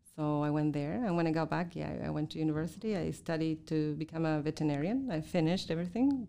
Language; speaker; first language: English; non-native, fluent; Spanish